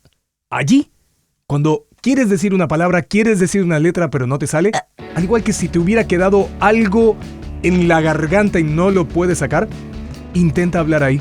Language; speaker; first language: Spanish; native; Spanish